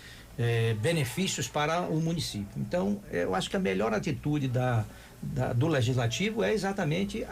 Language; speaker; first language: Portuguese; native; Portuguese